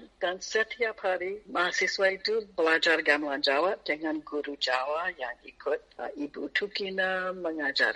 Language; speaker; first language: Indonesian; non-native, fluent; English